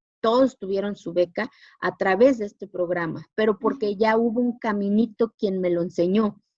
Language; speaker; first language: Spanish; non-native, local second language; Zapotec